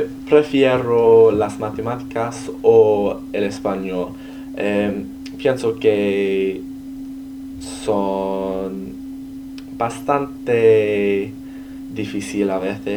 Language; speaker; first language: Spanish; non-native, learner; English